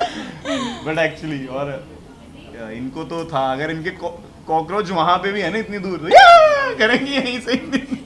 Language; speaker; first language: Hindi; native; Hindi